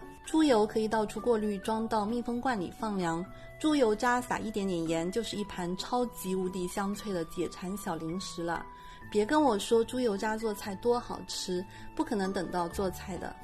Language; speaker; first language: Chinese; native; Chinese